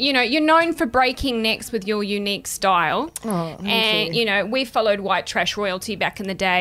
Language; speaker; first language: English; native; English